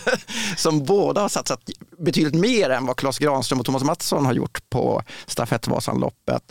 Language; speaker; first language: Swedish; native; Swedish